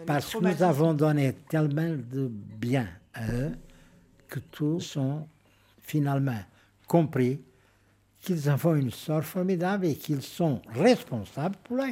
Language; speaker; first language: French; non-native, fluent; Portuguese